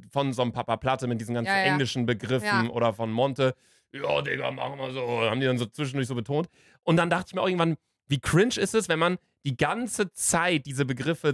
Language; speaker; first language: German; native; German